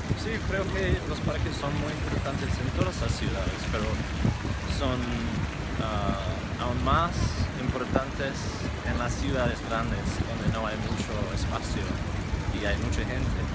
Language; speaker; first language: Spanish; non-native, fluent; English